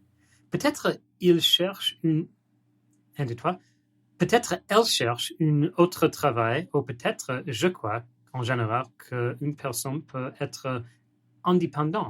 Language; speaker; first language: French; non-native, learner; English